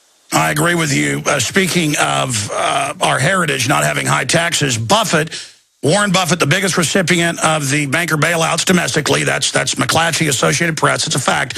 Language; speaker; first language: English; native; English